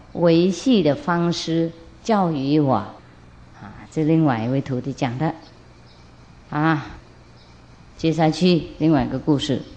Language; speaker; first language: Chinese; non-native, fluent; Vietnamese